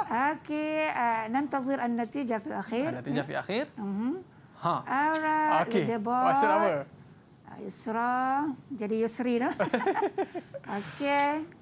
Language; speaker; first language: Arabic; non-native, fluent; Malay